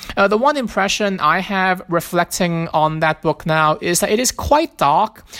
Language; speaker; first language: English; non-native, local second language; Cantonese